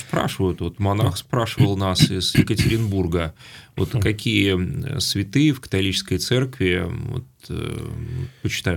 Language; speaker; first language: Russian; native; Russian